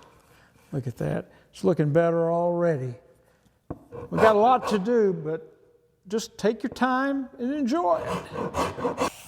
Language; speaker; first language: English; native; English